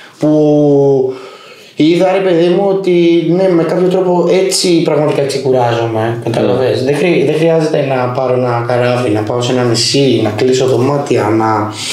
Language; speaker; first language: Greek; early bilingual, other home language; Albanian